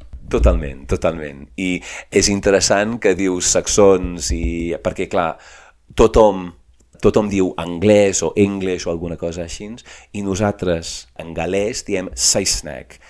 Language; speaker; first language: Catalan; non-native, fluent; English